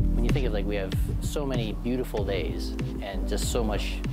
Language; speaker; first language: English; native; English